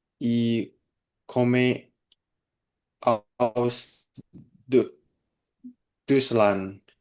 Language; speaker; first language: German; non-native, learner; Indonesian